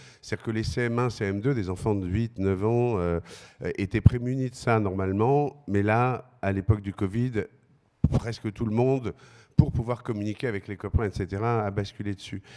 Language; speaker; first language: French; native; French